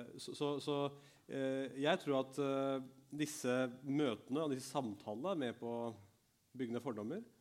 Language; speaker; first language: Norwegian; early bilingual, other home language; Urdu